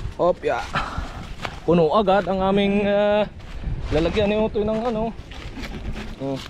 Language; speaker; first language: Filipino; native; Filipino